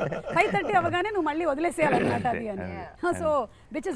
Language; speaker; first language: Telugu; native; Telugu